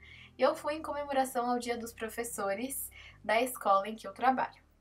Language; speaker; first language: Portuguese; native; Portuguese